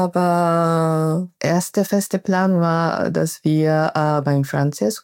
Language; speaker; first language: German; non-native, fluent; Japanese